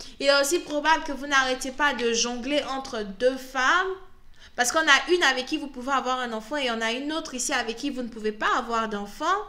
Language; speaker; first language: French; native; French